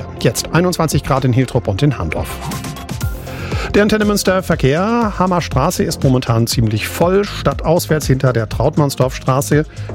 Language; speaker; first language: German; native; German